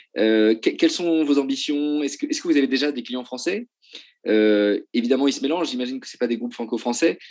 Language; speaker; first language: French; native; French